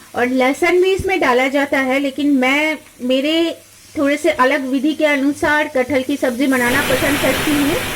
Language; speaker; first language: Hindi; non-native, local second language; Bangla